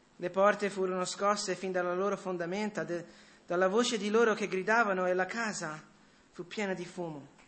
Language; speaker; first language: Italian; early bilingual, other home language; English